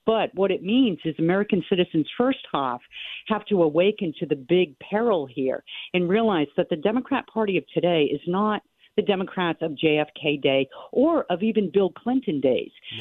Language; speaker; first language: English; native; English